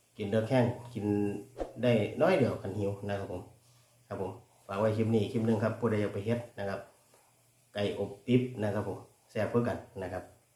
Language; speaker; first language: Thai; native; Thai